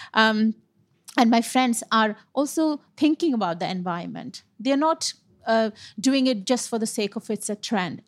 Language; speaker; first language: English; non-native, local second language; Punjabi